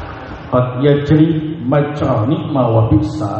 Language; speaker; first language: Arabic; non-native, fluent; Indonesian